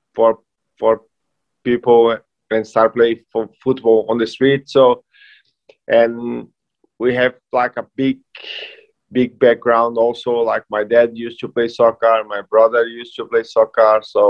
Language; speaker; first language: English; non-native, fluent; Portuguese